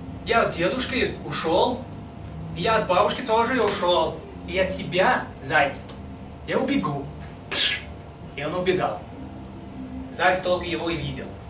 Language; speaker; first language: Russian; non-native, fluent; English